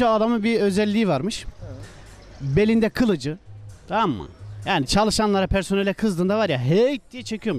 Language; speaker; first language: Turkish; native; Turkish